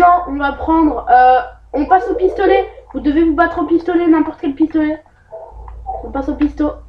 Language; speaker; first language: French; native; French